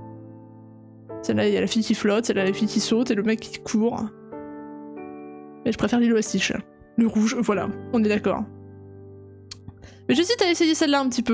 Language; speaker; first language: French; native; French